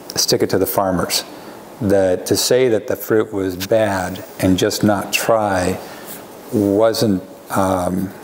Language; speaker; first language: English; native; English